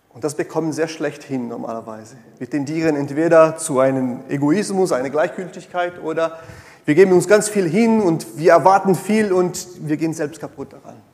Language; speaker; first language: German; non-native, fluent; Portuguese